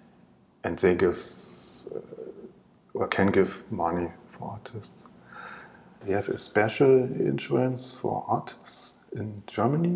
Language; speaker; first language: English; non-native, learner; German